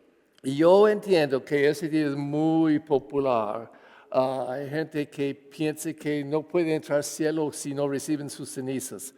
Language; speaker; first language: Spanish; non-native, fluent; English